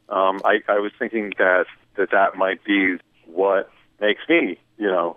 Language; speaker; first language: English; native; English